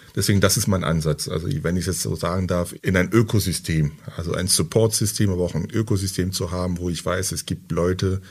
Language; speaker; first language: German; early bilingual, other home language; French